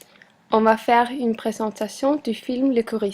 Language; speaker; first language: French; non-native, learner; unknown